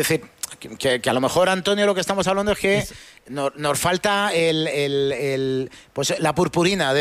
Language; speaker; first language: Spanish; native; Spanish